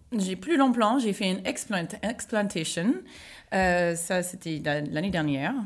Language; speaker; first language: French; non-native, fluent; English